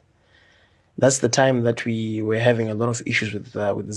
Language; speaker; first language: English; non-native, local second language; Shona